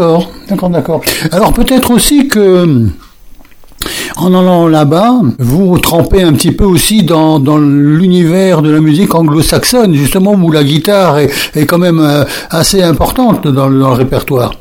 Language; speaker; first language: French; native; French